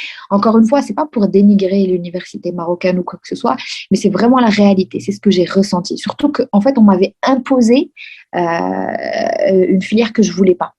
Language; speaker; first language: French; non-native, local second language; Arabic